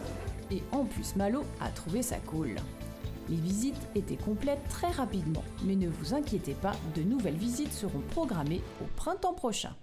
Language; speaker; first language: French; native; French